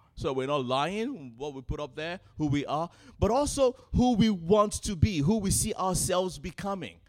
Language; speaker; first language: English; non-native, local second language; Yoruba